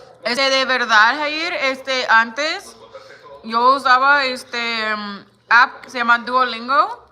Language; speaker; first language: Spanish; non-native, learner; English